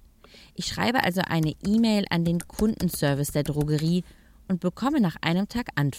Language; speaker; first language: German; native; German